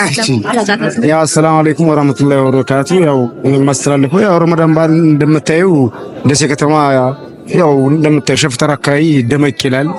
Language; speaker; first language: Amharic; native; Amharic